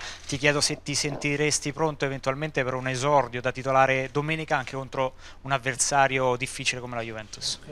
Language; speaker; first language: Italian; native; Italian